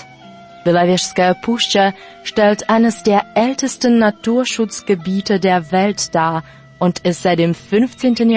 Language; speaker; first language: German; non-native, fluent; Russian